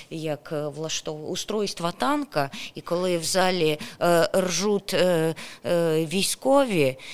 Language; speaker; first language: Ukrainian; non-native, local second language; Russian